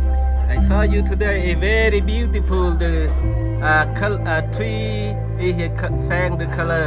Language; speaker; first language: English; non-native, learner; Vietnamese